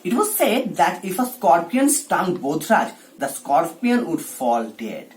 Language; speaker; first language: English; non-native, local second language; Bangla